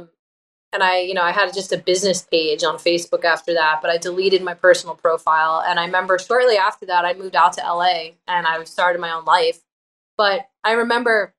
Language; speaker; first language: English; native; English